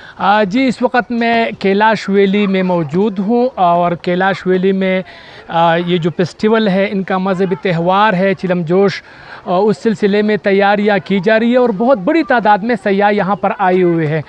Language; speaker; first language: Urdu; non-native, local second language; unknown